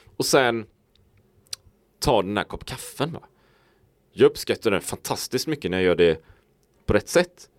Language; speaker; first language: Swedish; native; Swedish